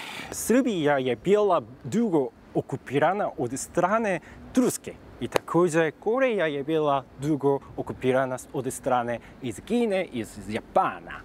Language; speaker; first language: Serbian; non-native, fluent; Korean